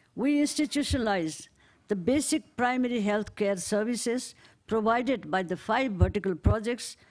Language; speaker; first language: English; non-native, local second language; Nepali